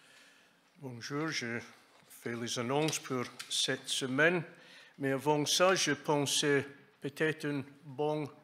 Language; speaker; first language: French; non-native, fluent; English